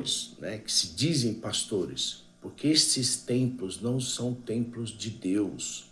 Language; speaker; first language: Portuguese; native; Portuguese